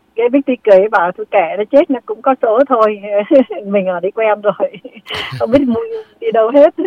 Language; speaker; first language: Vietnamese; native; Vietnamese